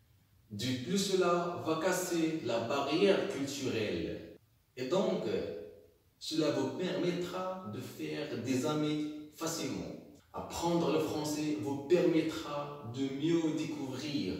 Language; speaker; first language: French; non-native, local second language; Arabic